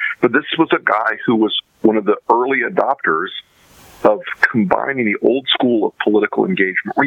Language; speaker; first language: English; native; English